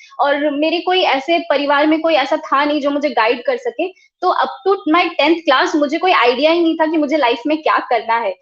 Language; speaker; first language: Hindi; native; Hindi